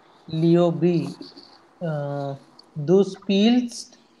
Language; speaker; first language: German; non-native, learner; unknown